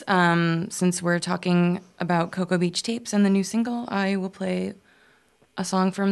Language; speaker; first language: English; native; English